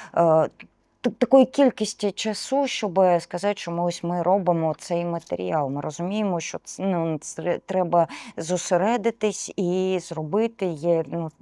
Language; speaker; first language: Ukrainian; non-native, local second language; Russian